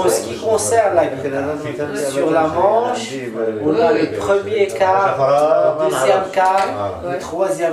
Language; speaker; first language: French; non-native, local second language; Arabic